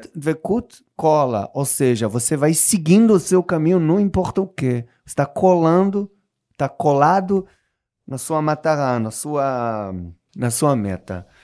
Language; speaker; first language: Portuguese; non-native, fluent; Hebrew